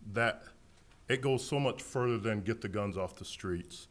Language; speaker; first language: English; native; English